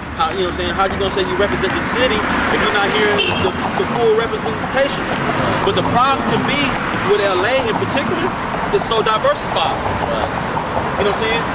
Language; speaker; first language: English; native; English